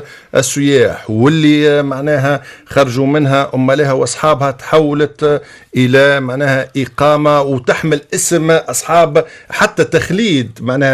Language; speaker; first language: Arabic; native; Arabic